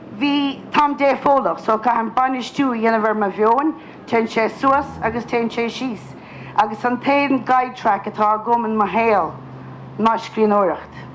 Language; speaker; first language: Irish; native; Irish